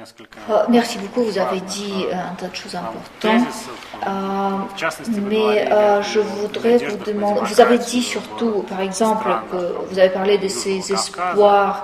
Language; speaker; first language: French; non-native, fluent; Russian